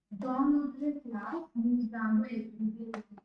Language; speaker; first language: French; non-native, learner; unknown